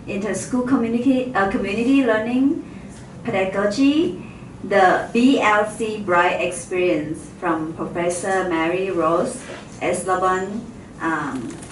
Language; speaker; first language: English; non-native, fluent; Thai